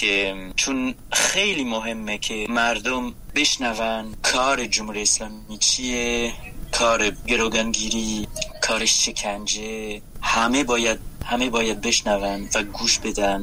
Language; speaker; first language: Persian; non-native, fluent; French